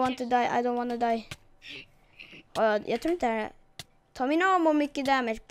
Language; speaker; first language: Swedish; native; Swedish